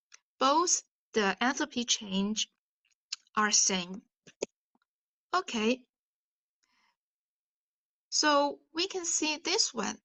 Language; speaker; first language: English; non-native, fluent; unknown